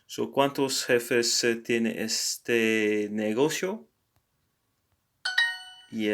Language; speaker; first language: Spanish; non-native, learner; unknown